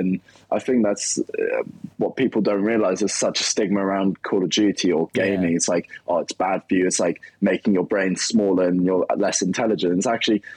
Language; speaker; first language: English; native; English